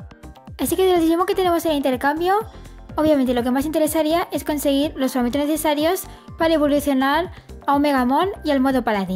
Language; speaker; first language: Spanish; native; Spanish